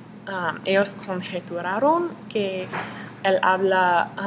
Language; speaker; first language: Spanish; non-native, learner; English